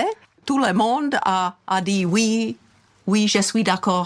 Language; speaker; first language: French; non-native, fluent; Czech